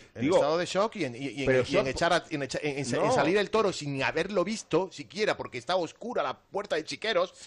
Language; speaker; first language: Spanish; native; Spanish